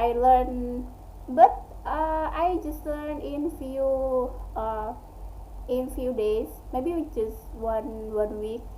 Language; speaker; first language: English; non-native, learner; Indonesian